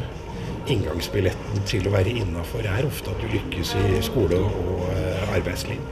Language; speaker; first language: Norwegian; native; Norwegian